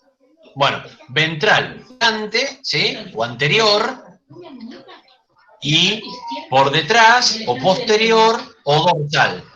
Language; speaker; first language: Spanish; native; Spanish